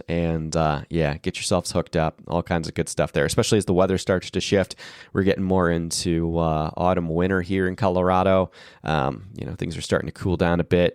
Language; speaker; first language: English; native; English